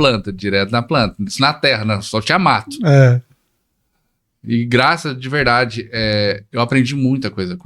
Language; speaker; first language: Portuguese; native; Portuguese